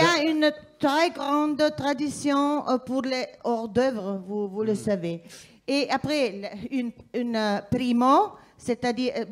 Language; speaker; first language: French; non-native, fluent; Italian